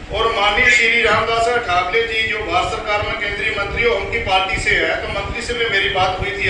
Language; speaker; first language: Hindi; non-native, local second language; Punjabi